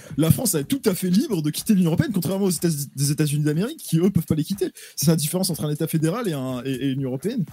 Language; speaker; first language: French; native; French